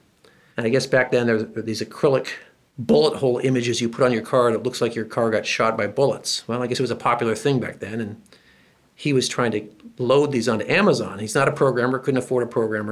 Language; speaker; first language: English; native; English